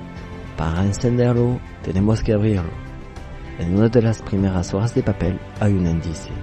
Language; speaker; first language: Spanish; non-native, learner; French